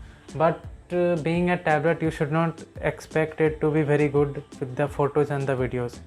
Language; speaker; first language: English; non-native, local second language; Hindi